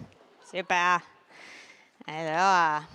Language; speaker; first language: French; non-native, learner; English